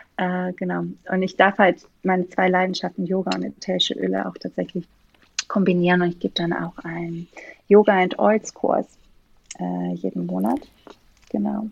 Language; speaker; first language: German; non-native, fluent; Greek